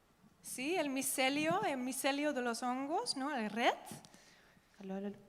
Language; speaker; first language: Spanish; non-native, learner; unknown